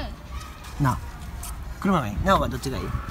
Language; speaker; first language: Japanese; native; Japanese